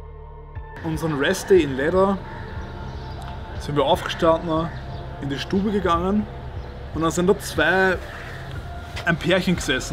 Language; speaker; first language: German; native; German